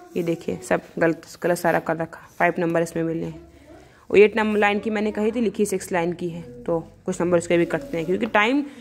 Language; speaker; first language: Hindi; native; Hindi